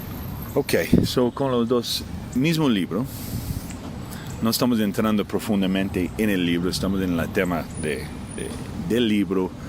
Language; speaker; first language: Spanish; non-native, fluent; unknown